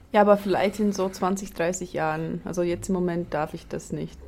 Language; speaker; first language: German; non-native, fluent; Latvian